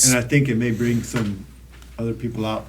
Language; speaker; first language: English; native; English